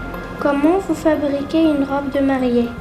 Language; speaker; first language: French; non-native, learner; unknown